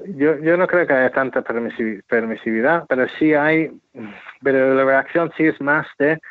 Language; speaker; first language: Spanish; non-native, fluent; English